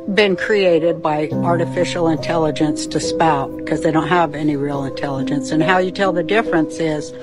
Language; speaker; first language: English; native; English